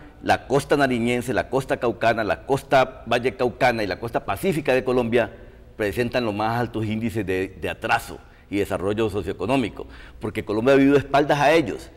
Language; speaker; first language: Spanish; native; Spanish